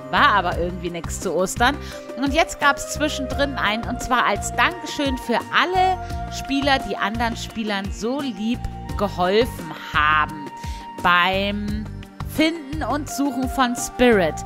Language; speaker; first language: German; native; German